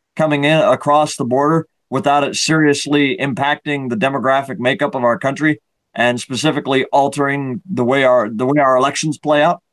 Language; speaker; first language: English; native; English